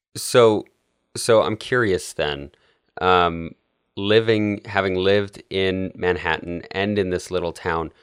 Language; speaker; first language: English; native; English